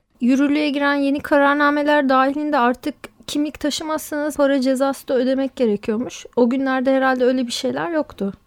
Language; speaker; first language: Turkish; native; Turkish